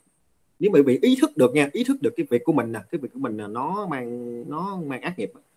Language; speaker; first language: Vietnamese; native; Vietnamese